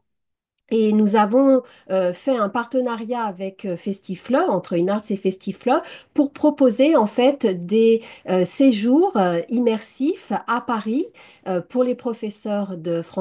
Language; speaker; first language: French; native; French